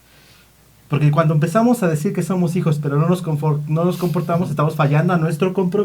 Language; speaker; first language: Spanish; native; Spanish